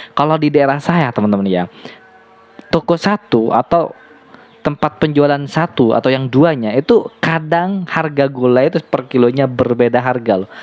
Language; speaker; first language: Indonesian; native; Indonesian